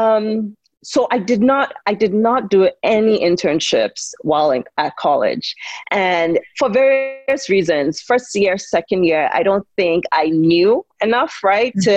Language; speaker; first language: English; non-native, local second language; Yoruba